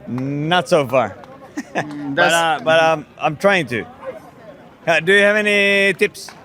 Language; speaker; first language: English; non-native, fluent; Polish